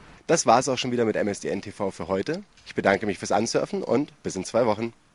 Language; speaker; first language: German; native; German